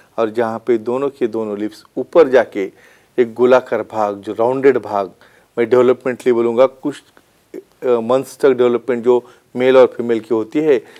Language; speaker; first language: Hindi; non-native, local second language; Marathi